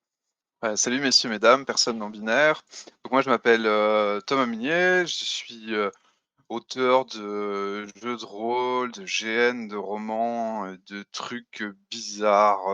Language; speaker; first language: French; native; French